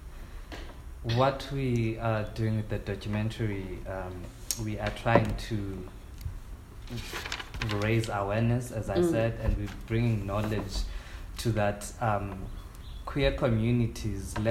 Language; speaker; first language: English; non-native, local second language; Xhosa